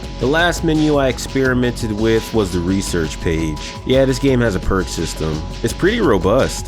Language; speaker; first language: English; native; English